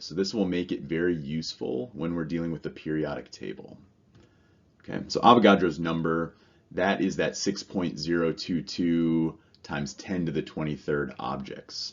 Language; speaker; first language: English; native; English